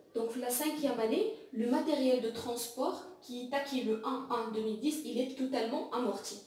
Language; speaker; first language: French; non-native, local second language; Arabic